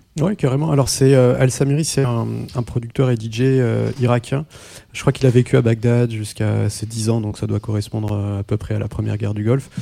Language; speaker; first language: French; non-native, local second language; Arabic